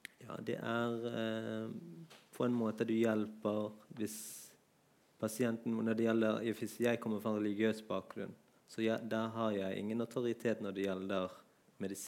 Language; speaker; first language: Norwegian; non-native, fluent; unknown